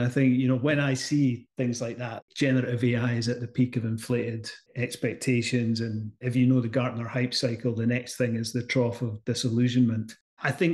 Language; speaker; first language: English; native; English